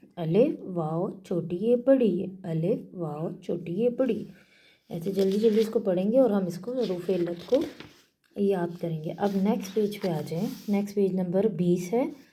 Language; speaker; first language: Urdu; native; Urdu